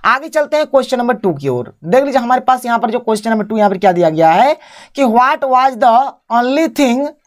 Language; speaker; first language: Hindi; native; Hindi